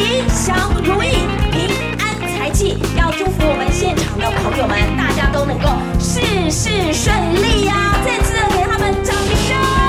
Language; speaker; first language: Chinese; native; Chinese